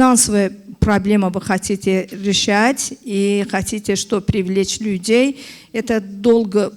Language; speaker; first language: Russian; non-native, learner; Azerbaijani